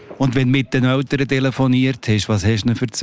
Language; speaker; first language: German; native; German